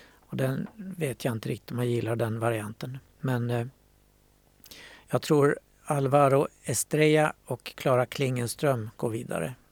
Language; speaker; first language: Swedish; native; Swedish